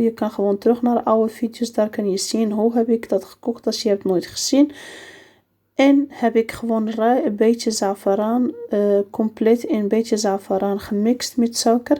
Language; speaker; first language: Dutch; non-native, learner; Arabic